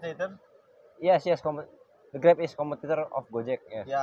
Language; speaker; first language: English; non-native, learner; Indonesian